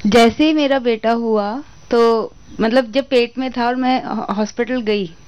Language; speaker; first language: Hindi; native; Hindi